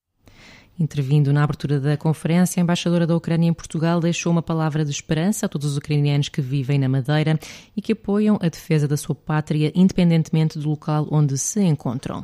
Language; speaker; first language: Portuguese; native; Portuguese